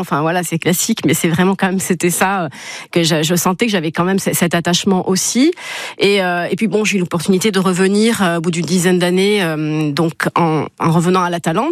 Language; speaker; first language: French; native; French